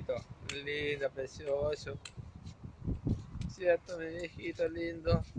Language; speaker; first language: Spanish; native; Spanish